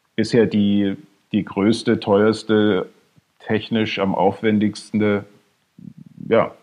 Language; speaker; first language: German; native; German